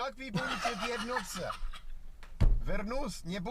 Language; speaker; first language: Russian; non-native, learner; English